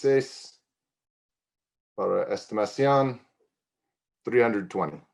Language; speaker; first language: Spanish; non-native, learner; English